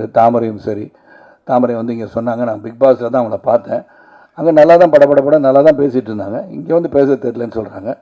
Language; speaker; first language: Tamil; native; Tamil